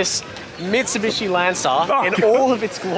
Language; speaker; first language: English; native; English